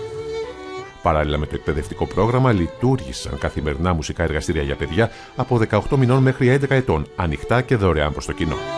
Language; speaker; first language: Greek; native; Greek